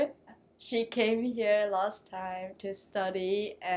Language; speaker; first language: English; non-native, local second language; Chinese